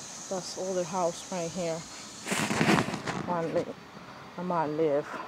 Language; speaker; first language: English; non-native, fluent; Spanish